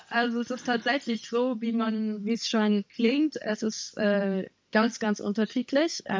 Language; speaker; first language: German; native; German